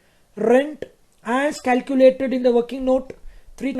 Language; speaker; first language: English; non-native, local second language; Kannada